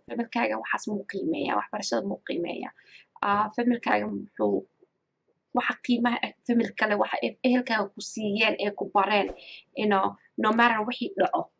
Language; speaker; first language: Somali; early bilingual, heritage; Somali